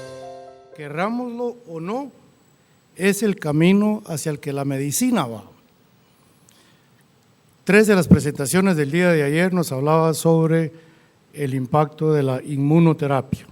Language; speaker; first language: Spanish; native; Spanish